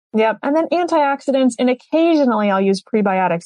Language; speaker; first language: English; native; English